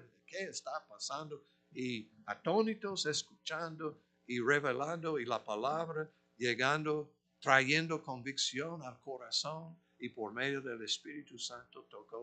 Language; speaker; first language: Spanish; non-native, fluent; English